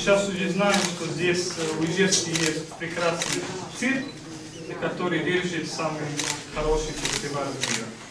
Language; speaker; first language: Russian; non-native, learner; Hungarian